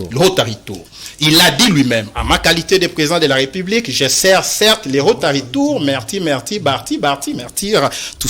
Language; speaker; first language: French; non-native, local second language; Lingala